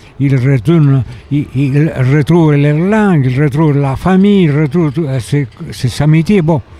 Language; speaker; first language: French; non-native, fluent; Spanish